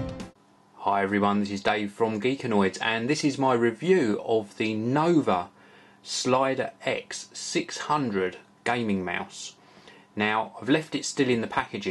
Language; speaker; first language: English; native; English